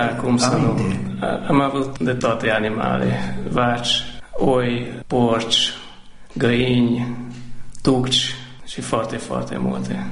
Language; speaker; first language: Romanian; non-native, local second language; Hungarian